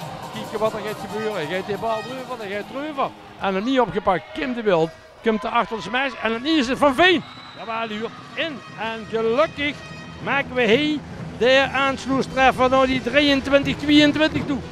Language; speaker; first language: Dutch; native; Dutch